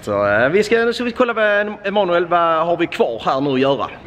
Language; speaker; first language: Swedish; native; Swedish